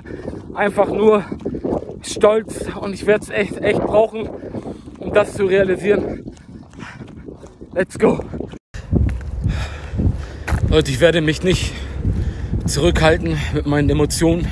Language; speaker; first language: German; early bilingual, other home language; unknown